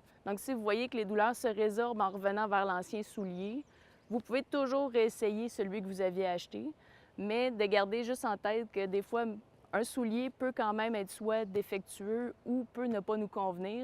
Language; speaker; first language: French; native; French